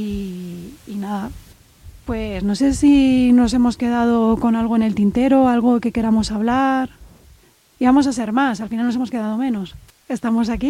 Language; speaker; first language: Spanish; native; Spanish